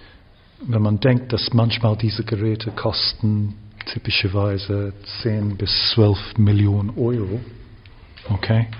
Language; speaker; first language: German; non-native, fluent; English